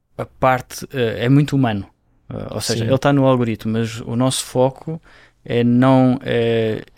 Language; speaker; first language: Portuguese; native; Portuguese